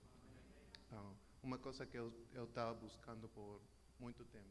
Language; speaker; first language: Portuguese; non-native, learner; Spanish